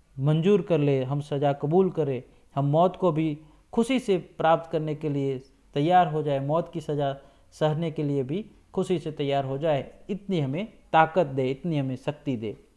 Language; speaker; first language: Hindi; non-native, local second language; Gujarati